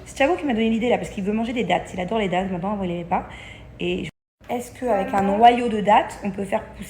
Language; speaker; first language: French; native; French